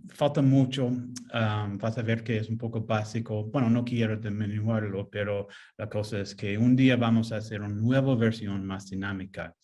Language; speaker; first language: Spanish; non-native, fluent; English